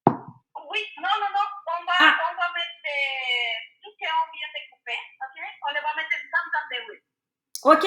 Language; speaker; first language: French; non-native, learner; Spanish